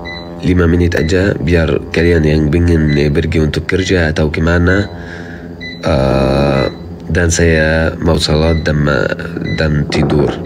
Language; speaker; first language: Indonesian; non-native, fluent; Arabic